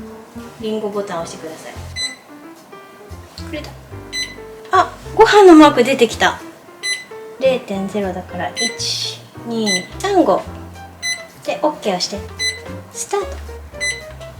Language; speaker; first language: Japanese; native; Japanese